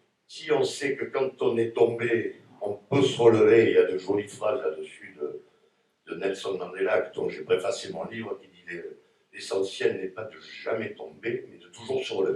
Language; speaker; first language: French; native; French